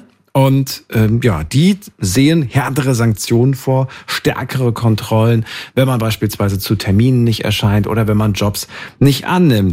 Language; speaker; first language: German; native; German